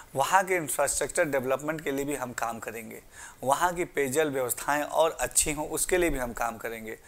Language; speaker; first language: Hindi; native; Hindi